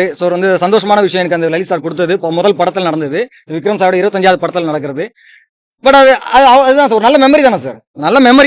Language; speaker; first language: Tamil; native; Tamil